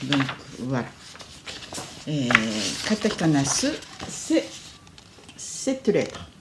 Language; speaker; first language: French; non-native, learner; Japanese